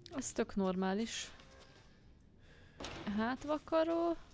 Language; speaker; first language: Hungarian; native; Hungarian